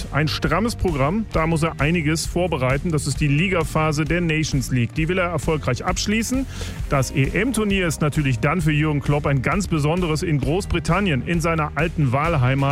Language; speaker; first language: German; native; German